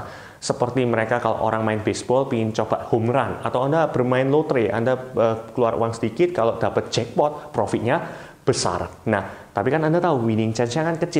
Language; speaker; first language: Indonesian; native; Indonesian